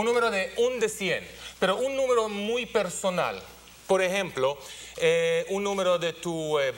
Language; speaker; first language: Spanish; non-native, learner; Hebrew